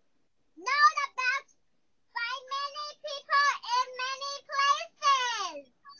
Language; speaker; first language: English; non-native, learner; Chinese